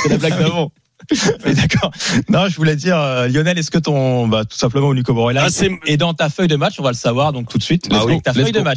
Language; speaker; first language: French; native; French